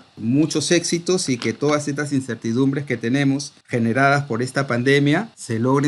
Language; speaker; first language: Spanish; native; Spanish